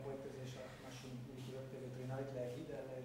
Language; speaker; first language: Hebrew; native; Hebrew